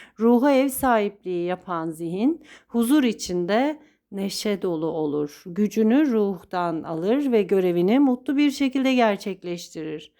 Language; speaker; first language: Turkish; native; Turkish